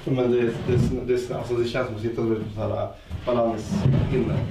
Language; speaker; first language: Swedish; native; Swedish